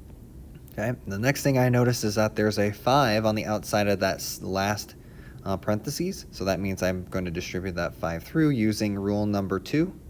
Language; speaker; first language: English; native; English